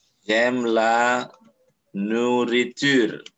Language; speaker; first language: French; non-native, fluent; Indonesian